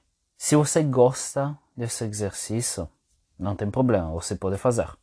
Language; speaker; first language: Portuguese; non-native, fluent; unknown